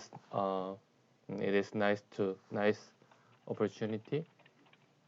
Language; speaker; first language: English; non-native, learner; Korean